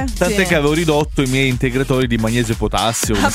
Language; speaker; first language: Italian; native; Italian